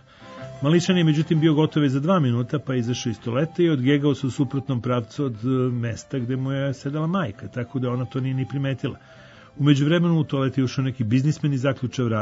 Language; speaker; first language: Croatian; native; Croatian